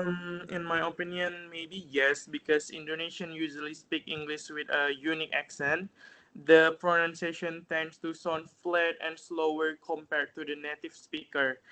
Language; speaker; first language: English; non-native, fluent; Indonesian